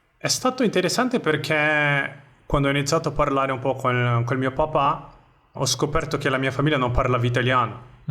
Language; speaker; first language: Italian; non-native, fluent; Portuguese